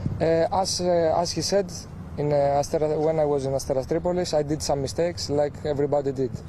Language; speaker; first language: English; non-native, fluent; Greek